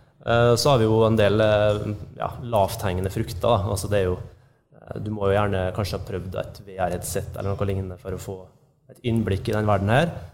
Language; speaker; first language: Norwegian; native; Norwegian